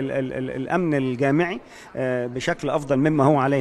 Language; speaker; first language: Arabic; native; Arabic